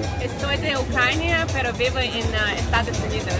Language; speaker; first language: Spanish; non-native, learner; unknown